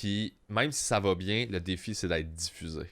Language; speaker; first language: French; native; French